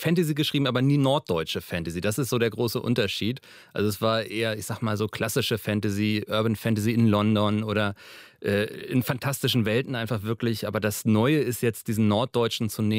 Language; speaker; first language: German; native; German